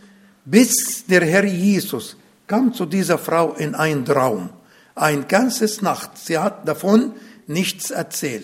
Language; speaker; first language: German; non-native, learner; Arabic